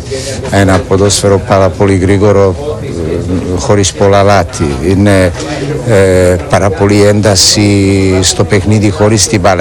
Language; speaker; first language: Greek; non-native, fluent; Serbian